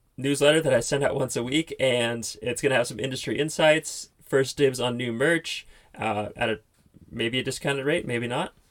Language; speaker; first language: English; native; English